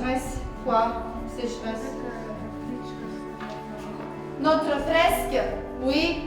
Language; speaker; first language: French; non-native, fluent; Slovenian